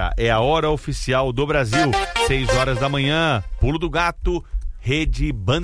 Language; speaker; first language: Portuguese; native; Portuguese